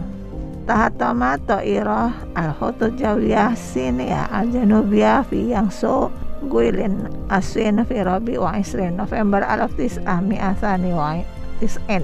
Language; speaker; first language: Arabic; non-native, fluent; Indonesian